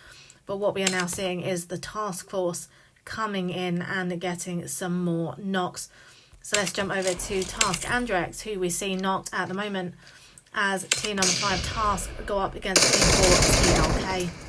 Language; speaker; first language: English; native; English